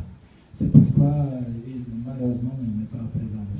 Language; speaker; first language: French; non-native, fluent; Russian